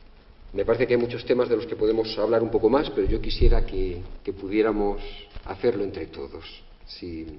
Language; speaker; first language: Spanish; native; Spanish